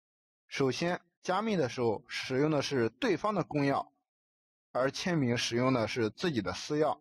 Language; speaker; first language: Chinese; native; Chinese